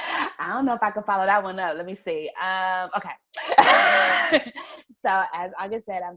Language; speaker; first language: English; native; English